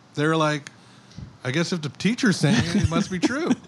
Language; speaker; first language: English; native; English